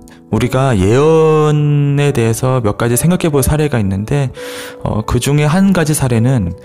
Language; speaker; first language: Korean; native; Korean